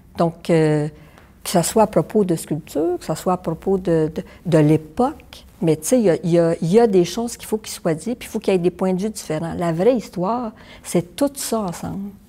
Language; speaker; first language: French; native; French